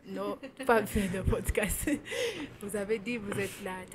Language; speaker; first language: French; non-native, learner; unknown